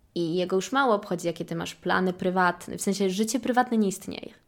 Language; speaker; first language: Polish; native; Polish